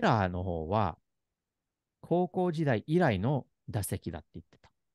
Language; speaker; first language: Japanese; non-native, fluent; English